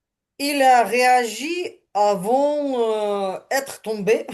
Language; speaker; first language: French; non-native, learner; Ukrainian